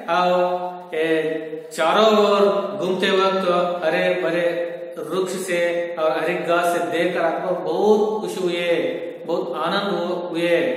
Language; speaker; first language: Hindi; non-native, local second language; Kannada